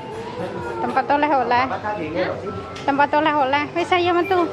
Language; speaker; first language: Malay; non-native, local second language; Javanese